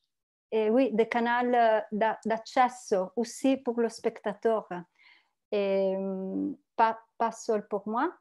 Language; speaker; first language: French; non-native, learner; Italian